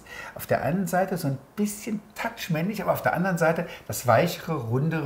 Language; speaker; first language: German; native; German